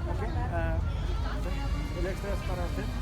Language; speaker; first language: Spanish; non-native, learner; English